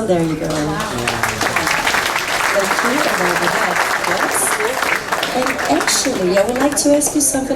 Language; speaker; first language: English; non-native, fluent; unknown